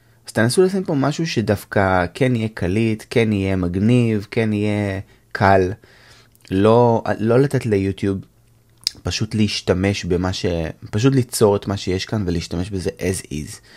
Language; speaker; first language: Hebrew; native; Hebrew